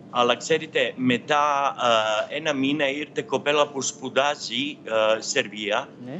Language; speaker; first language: Greek; native; Greek